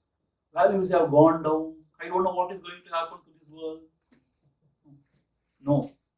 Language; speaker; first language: English; non-native, local second language; Tamil